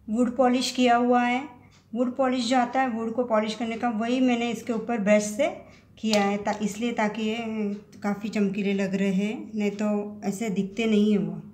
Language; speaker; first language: Hindi; non-native, local second language; Marathi